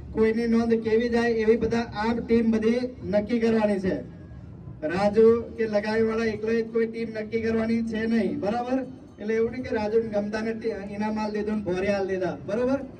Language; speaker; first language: Gujarati; non-native, local second language; Rathawi